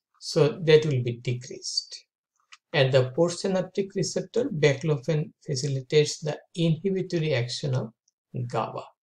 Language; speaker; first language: English; non-native, local second language; Bangla